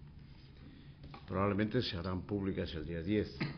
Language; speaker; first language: Spanish; native; Spanish